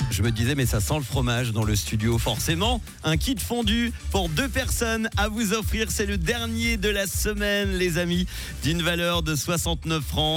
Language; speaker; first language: French; native; French